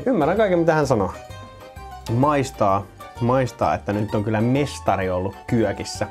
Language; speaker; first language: Finnish; native; Finnish